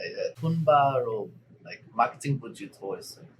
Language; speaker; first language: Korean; non-native, learner; English